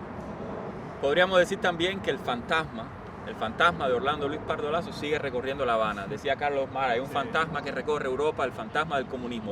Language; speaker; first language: Spanish; native; Spanish